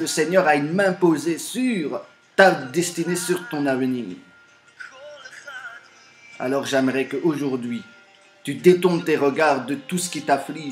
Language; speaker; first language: French; native; French